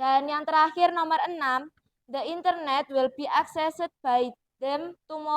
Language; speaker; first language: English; non-native, learner; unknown